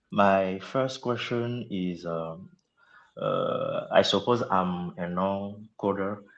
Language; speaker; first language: English; non-native, local second language; French